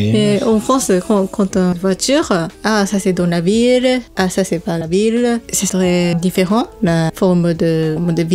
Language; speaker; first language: French; non-native, learner; Japanese